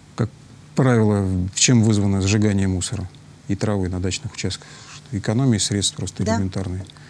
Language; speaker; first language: Russian; native; Russian